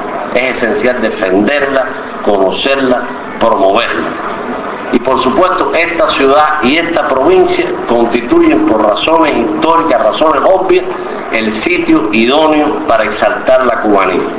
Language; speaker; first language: Spanish; native; Spanish